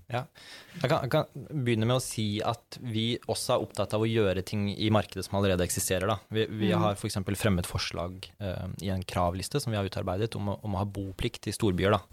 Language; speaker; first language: Norwegian; native; Norwegian